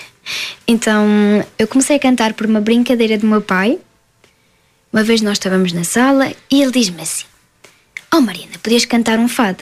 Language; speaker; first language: Portuguese; early bilingual, heritage; French